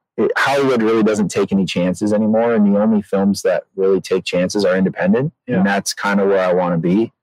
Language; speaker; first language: English; native; English